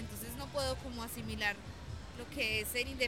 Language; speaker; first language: English; non-native, learner; Spanish